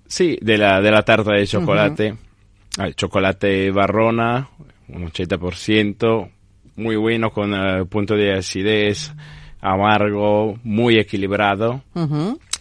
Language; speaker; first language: Spanish; non-native, fluent; Italian